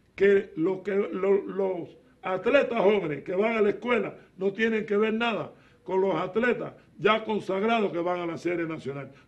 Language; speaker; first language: Spanish; native; Spanish